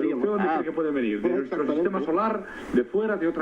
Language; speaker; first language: Spanish; native; Spanish